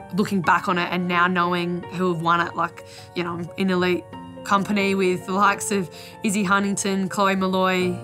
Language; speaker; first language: English; native; English